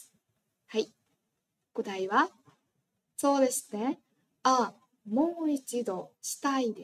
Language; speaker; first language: Japanese; non-native, fluent; Vietnamese